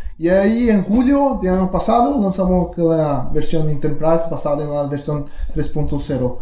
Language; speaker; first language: Spanish; non-native, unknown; Portuguese